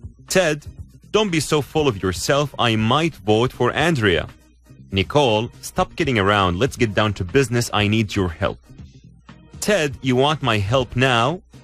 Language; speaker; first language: English; non-native, fluent; Arabic